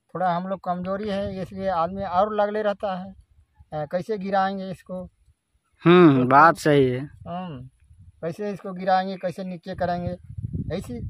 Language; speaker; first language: Hindi; native; Hindi